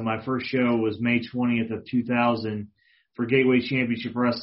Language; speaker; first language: English; native; English